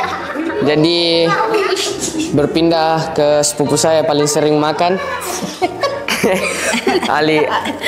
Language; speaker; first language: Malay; early bilingual, heritage; Malay